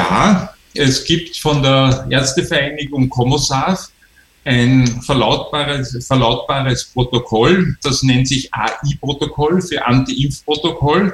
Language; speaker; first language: German; native; German